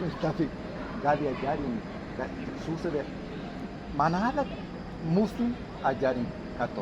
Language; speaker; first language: Indonesian; non-native, fluent; Spanish